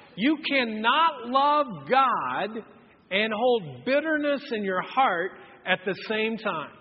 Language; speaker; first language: English; native; English